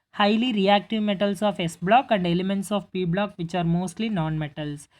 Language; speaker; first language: English; non-native, local second language; Tamil